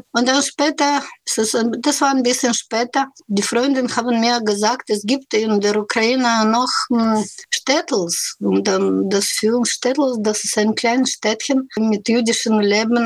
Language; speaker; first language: German; non-native, learner; Russian